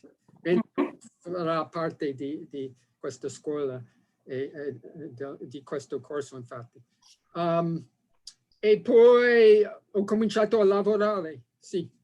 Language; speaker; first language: Italian; non-native, fluent; English